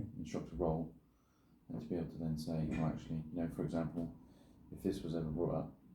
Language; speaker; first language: English; native; English